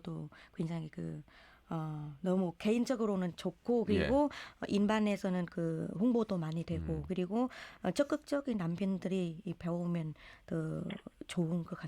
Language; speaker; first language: Korean; non-native, learner; Vietnamese